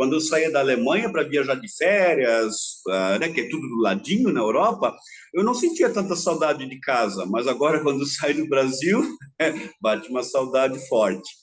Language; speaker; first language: Portuguese; early bilingual, other home language; German